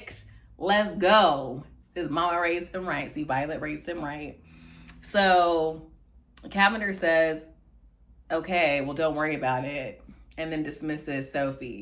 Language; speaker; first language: English; native; English